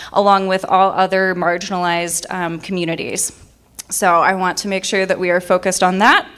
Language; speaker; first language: English; native; English